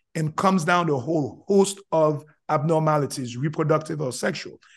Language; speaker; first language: English; non-native, fluent; Haitian Creole